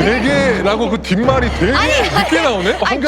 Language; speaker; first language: Korean; native; Korean